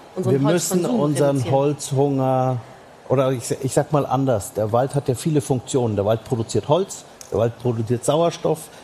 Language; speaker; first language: German; native; German